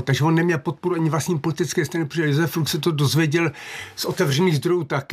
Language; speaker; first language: Czech; native; Czech